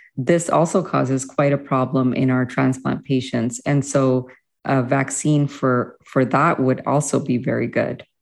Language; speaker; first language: English; early bilingual, other home language; Hindi